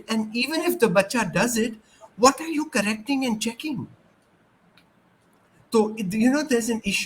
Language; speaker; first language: English; non-native, local second language; Urdu